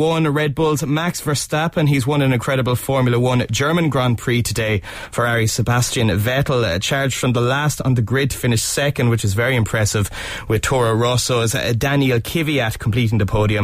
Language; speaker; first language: English; native; English